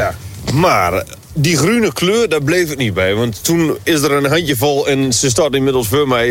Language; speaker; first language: Dutch; native; Dutch